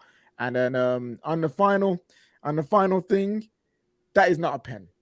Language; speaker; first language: English; native; English